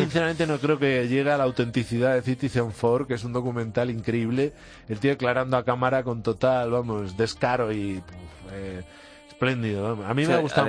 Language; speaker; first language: Spanish; native; Spanish